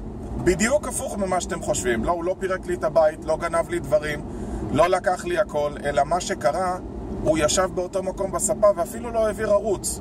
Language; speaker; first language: Hebrew; native; Hebrew